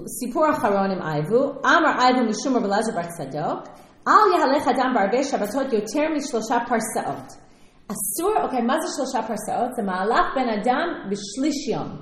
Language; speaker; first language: Hebrew; non-native, fluent; English